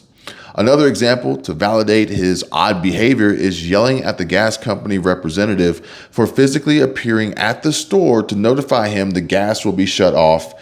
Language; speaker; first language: English; native; English